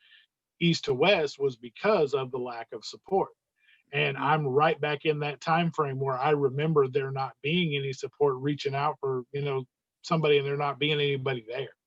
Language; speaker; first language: English; native; English